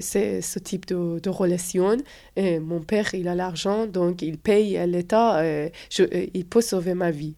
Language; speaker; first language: French; non-native, fluent; Persian